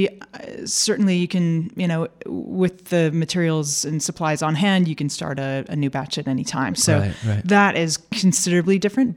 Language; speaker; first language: English; native; English